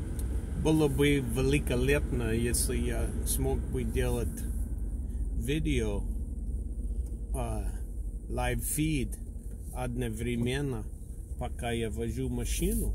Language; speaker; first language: Russian; non-native, learner; English